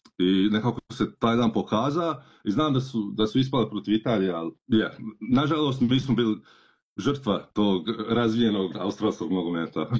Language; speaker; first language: Serbian; early bilingual, heritage; Croatian